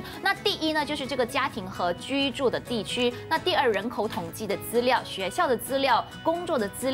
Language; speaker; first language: Chinese; native; Chinese